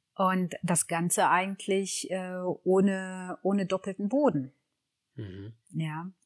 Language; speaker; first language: German; early bilingual, other home language; Tigrinya